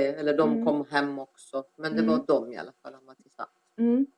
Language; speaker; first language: Swedish; non-native, fluent; Persian